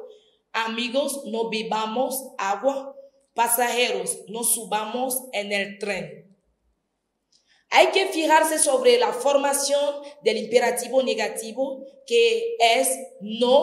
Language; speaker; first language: Spanish; non-native, fluent; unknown